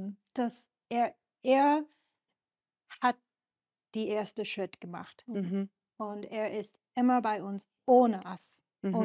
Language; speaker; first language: German; non-native, learner; English